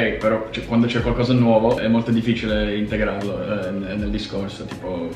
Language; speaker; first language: Italian; non-native, fluent; Russian